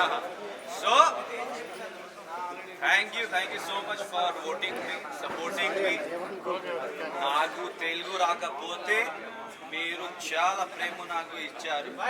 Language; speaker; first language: Telugu; non-native, learner; Hindi